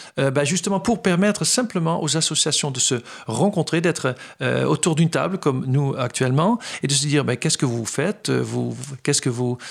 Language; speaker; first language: French; non-native, fluent; Dutch